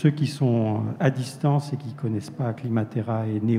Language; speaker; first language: French; native; French